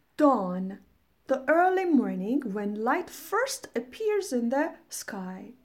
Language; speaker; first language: English; non-native, fluent; Persian